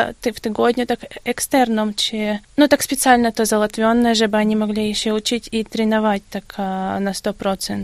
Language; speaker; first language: Polish; non-native, fluent; Russian